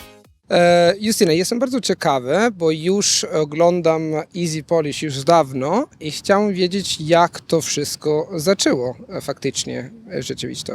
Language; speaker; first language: Polish; non-native, fluent; Italian